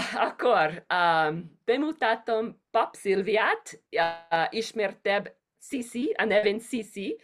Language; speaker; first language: Hungarian; non-native, learner; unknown